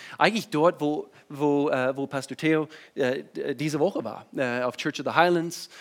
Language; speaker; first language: German; non-native, fluent; English